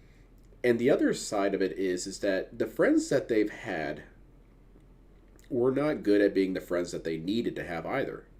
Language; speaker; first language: English; native; English